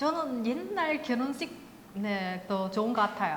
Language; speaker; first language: Korean; non-native, fluent; Vietnamese